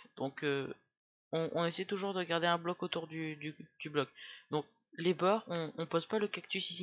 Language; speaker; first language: French; native; French